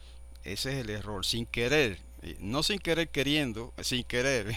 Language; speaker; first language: Spanish; native; Spanish